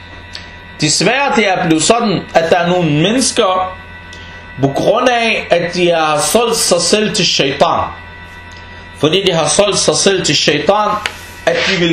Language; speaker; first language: Danish; early bilingual, other home language; Arabic